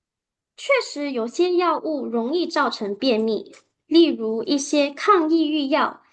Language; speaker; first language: Chinese; native; Chinese